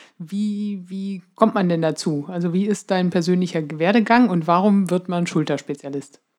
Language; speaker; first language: German; native; German